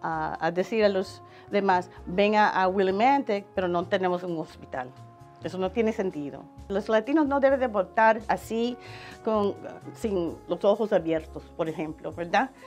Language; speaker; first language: Spanish; non-native, learner; English